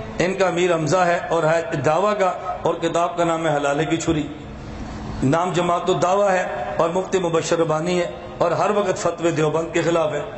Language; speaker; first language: Urdu; non-native, local second language; Punjabi